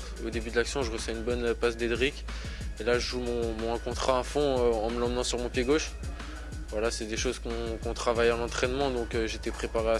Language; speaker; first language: French; native; French